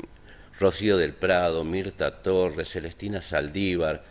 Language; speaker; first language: Spanish; native; Spanish